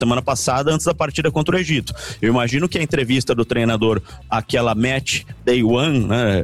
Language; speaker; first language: Portuguese; native; Portuguese